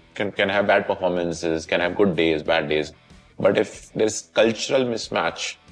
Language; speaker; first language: English; non-native, local second language; Hindi